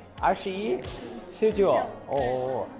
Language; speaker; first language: Chinese; non-native, learner; Turkish